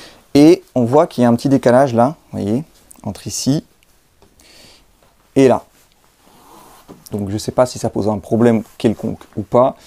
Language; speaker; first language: French; native; French